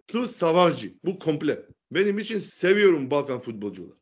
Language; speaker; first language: Turkish; non-native, learner; Macedonian